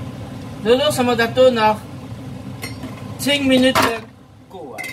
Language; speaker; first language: German; non-native, learner; Dutch